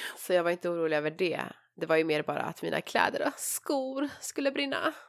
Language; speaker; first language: Swedish; early bilingual, other home language; Persian